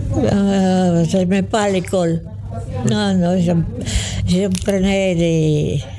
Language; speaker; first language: French; non-native, fluent; Italian